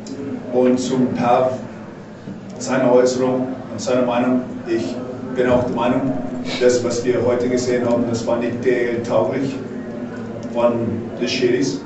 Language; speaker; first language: German; non-native, fluent; English